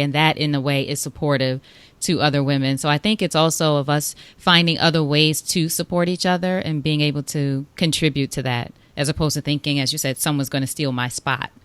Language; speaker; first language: English; native; English